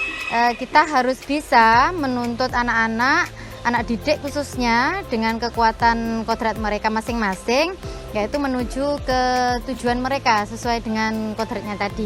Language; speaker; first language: Indonesian; native; Indonesian